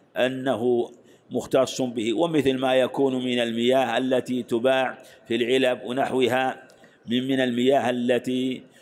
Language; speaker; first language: Arabic; native; Arabic